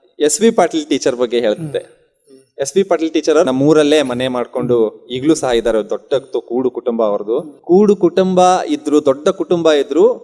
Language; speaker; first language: Kannada; non-native, local second language; Urdu